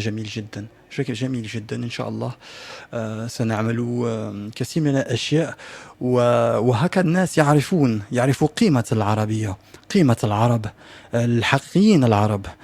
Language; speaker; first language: Arabic; non-native, learner; French